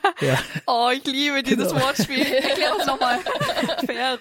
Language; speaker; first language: German; native; German